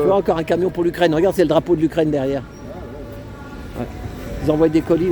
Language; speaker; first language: French; native; French